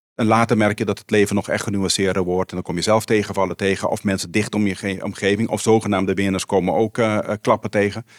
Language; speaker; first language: Dutch; non-native, local second language; Papiamento